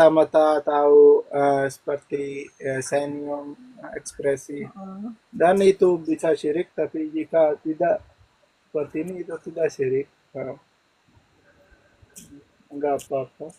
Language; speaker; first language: Indonesian; non-native, learner; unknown